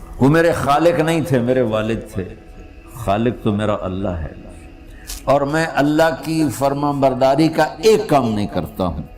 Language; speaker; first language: Urdu; non-native, local second language; Punjabi